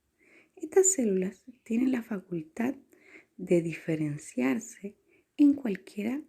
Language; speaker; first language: Spanish; native; Spanish